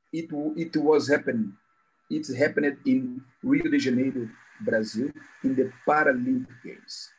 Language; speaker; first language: English; non-native, learner; Portuguese